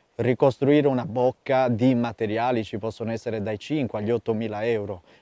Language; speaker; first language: Italian; native; Italian